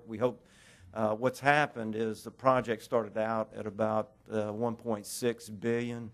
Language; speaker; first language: English; native; English